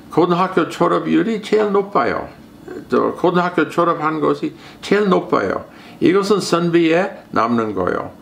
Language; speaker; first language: Korean; non-native, fluent; English